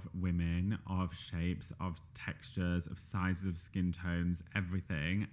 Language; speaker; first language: English; native; English